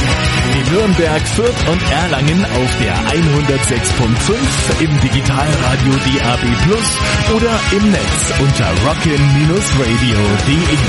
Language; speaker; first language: German; native; German